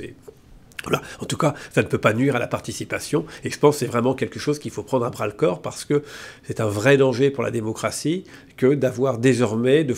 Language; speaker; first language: French; native; French